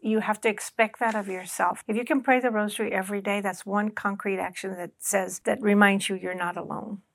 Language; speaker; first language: English; early bilingual, other home language; Spanish